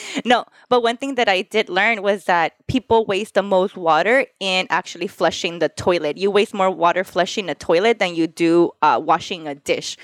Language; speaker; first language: English; early bilingual, other home language; Spanish